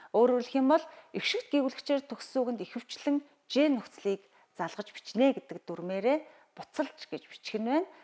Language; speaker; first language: Mongolian; native; Mongolian